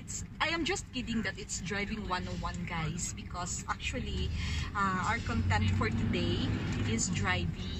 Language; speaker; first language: English; non-native, local second language; Filipino